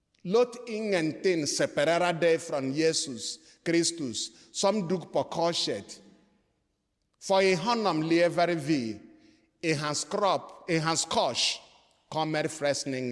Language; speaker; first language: Swedish; non-native, fluent; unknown